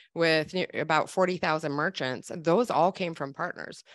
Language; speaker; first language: English; native; English